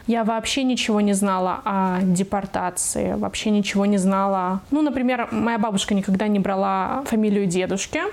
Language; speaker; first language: Russian; native; Russian